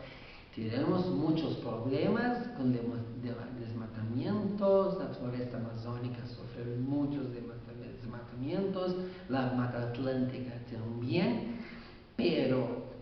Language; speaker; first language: Spanish; non-native, fluent; Portuguese